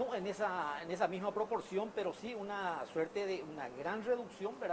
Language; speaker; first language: Spanish; native; Spanish